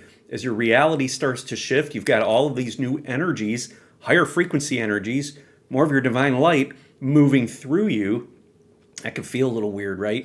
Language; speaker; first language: English; native; English